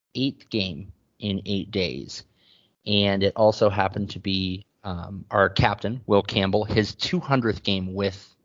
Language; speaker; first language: English; native; English